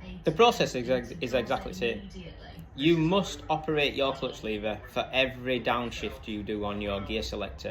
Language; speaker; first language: English; native; English